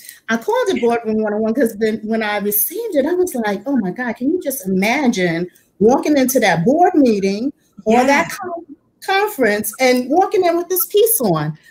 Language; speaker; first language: English; native; English